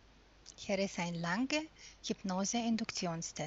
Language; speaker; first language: German; non-native, fluent; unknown